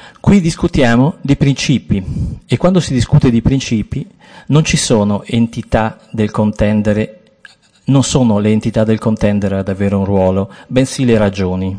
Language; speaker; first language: Italian; native; Italian